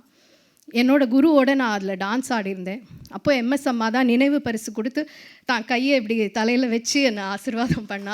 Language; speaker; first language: Tamil; native; Tamil